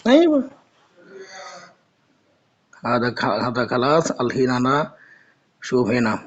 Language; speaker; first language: Arabic; non-native, learner; Bangla